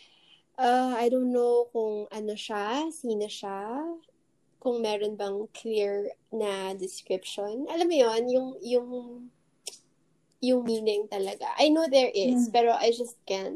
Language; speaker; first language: English; non-native, local second language; Filipino